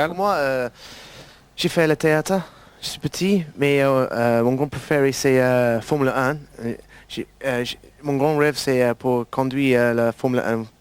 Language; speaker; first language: French; non-native, learner; English